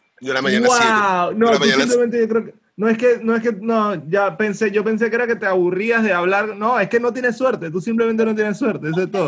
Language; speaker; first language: Spanish; native; Spanish